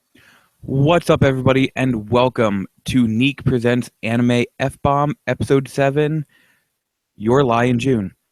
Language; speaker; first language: English; native; English